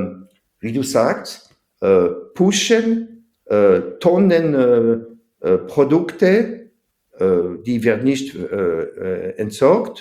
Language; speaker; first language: German; non-native, fluent; French